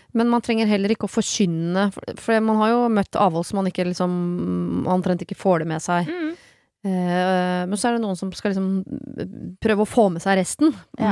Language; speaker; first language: Norwegian; native; Norwegian